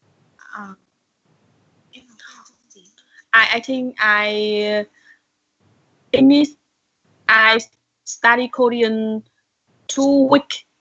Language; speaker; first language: English; non-native, learner; Vietnamese